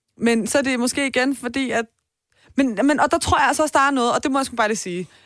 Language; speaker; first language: Danish; early bilingual, other home language; Persian